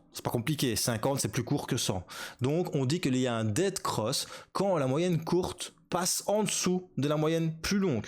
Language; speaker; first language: French; native; French